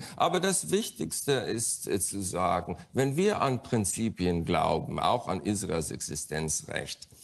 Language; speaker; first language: German; non-native, fluent; English